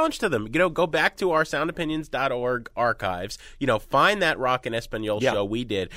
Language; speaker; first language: English; native; English